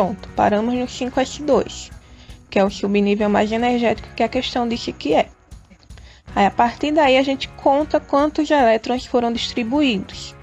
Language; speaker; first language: Portuguese; native; Portuguese